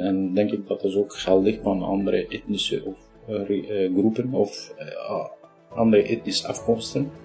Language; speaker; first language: Dutch; non-native, fluent; Kurdish